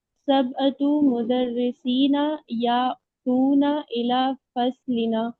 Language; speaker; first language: Arabic; non-native, learner; Urdu